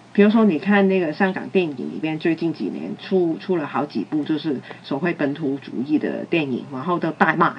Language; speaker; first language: Chinese; non-native, local second language; Cantonese